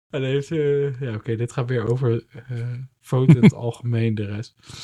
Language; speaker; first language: Dutch; native; Dutch